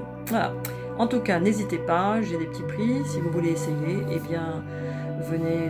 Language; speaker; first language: French; native; French